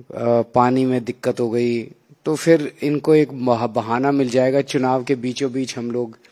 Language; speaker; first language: Hindi; native; Hindi